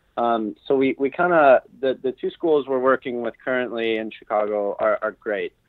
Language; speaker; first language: English; native; English